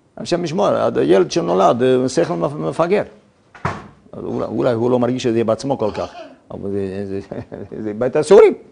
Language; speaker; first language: Hebrew; non-native, fluent; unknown